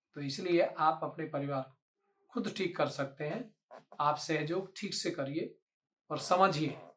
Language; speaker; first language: Hindi; native; Hindi